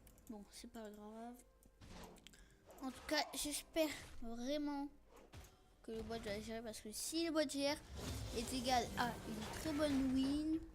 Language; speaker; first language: French; native; French